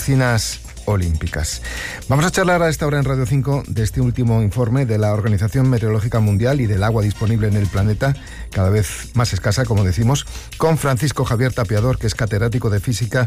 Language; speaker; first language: Spanish; native; Spanish